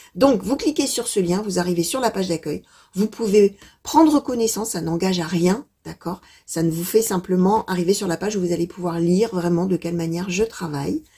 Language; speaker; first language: French; native; French